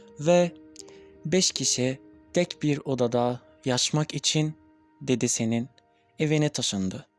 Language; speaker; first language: Turkish; non-native, learner; Arabic